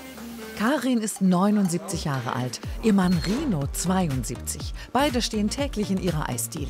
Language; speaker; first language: German; native; German